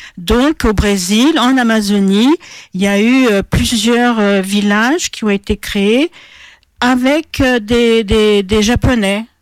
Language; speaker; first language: French; non-native, fluent; Portuguese